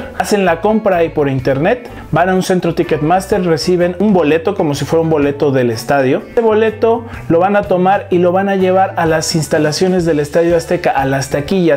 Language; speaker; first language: Spanish; native; Spanish